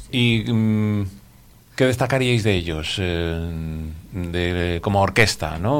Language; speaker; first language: Spanish; native; Spanish